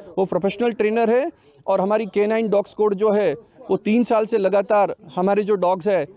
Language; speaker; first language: Hindi; non-native, local second language; Gujarati